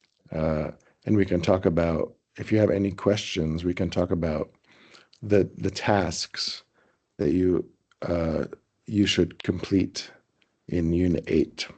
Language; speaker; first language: English; non-native, fluent; Thai